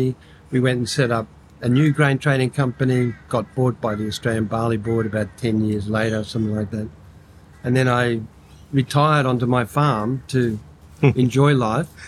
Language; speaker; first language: English; native; English